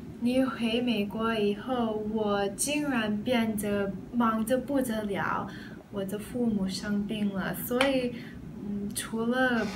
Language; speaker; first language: Chinese; non-native, learner; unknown